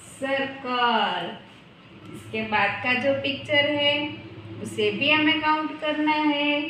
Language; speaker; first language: Hindi; non-native, local second language; Gujarati